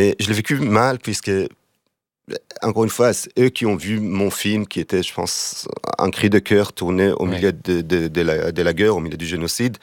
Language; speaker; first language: French; non-native, fluent; Hebrew